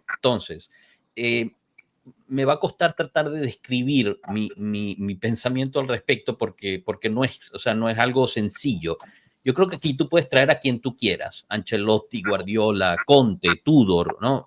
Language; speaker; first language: Spanish; native; Spanish